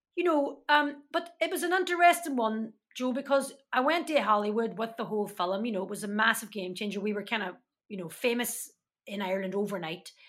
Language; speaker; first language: English; native; English